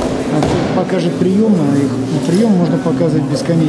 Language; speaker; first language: Russian; native; Russian